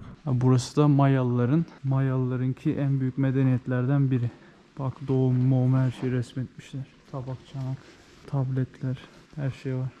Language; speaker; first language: Turkish; native; Turkish